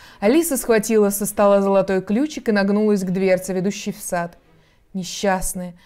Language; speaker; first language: Russian; native; Russian